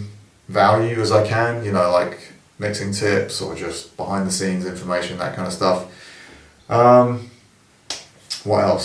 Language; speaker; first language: English; native; English